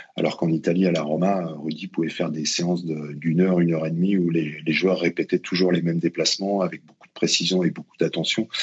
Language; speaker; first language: French; native; French